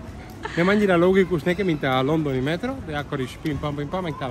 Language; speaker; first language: Hungarian; non-native, learner; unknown